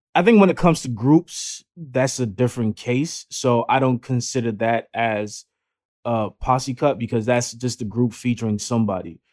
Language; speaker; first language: English; native; English